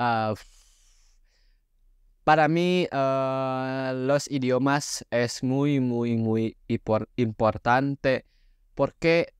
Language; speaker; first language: Spanish; non-native, learner; Indonesian